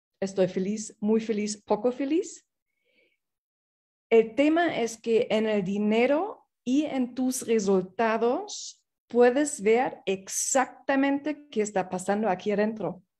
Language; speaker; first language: Spanish; non-native, fluent; English